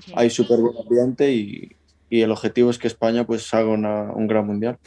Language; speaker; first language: Spanish; native; Spanish